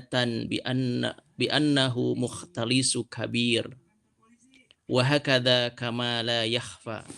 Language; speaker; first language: Arabic; non-native, learner; Indonesian